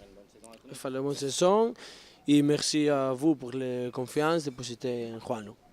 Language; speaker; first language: French; non-native, learner; Spanish